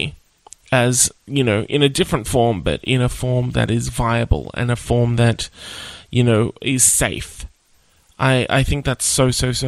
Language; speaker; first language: English; native; English